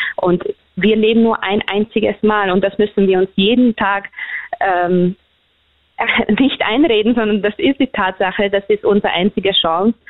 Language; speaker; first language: German; early bilingual, other home language; Hungarian